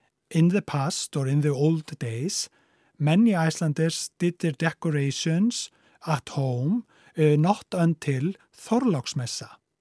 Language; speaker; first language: English; non-native, fluent; Icelandic